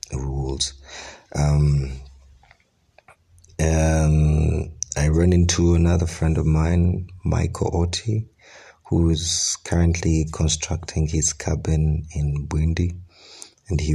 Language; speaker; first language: English; non-native, local second language; Ganda